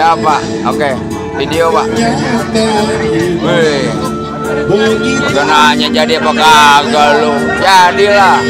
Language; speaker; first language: Indonesian; native; Indonesian